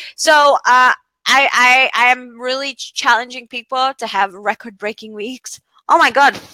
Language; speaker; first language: English; non-native, fluent; Bulgarian